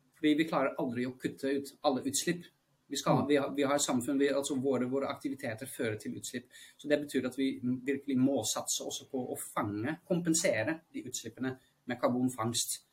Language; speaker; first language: Norwegian; non-native, fluent; Dutch